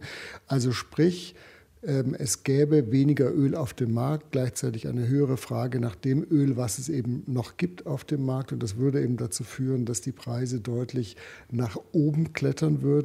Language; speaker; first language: German; native; German